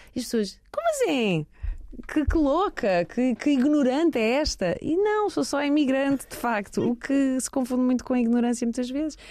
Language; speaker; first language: Portuguese; early bilingual, heritage; Portuguese